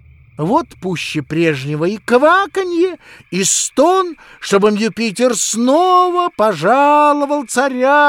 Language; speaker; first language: Russian; native; Russian